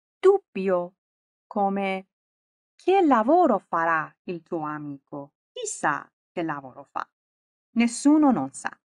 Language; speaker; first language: Italian; non-native, fluent; Persian